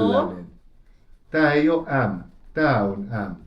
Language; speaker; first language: Finnish; native; Finnish